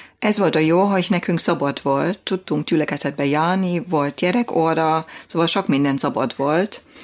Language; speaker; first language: Hungarian; non-native, fluent; German